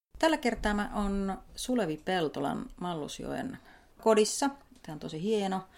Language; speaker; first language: Finnish; native; Finnish